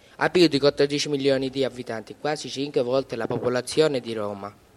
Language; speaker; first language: Italian; non-native, fluent; Bangla